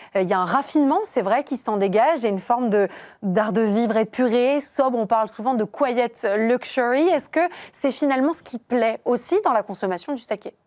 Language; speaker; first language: French; native; French